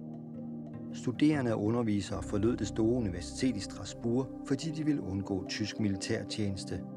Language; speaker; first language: Danish; native; Danish